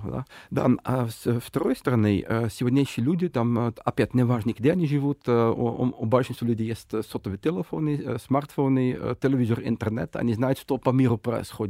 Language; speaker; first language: Russian; non-native, fluent; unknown